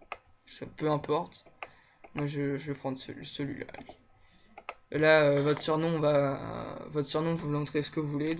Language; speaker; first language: French; native; French